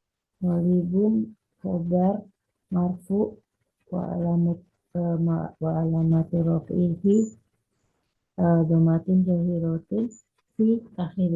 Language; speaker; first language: Arabic; non-native, learner; Indonesian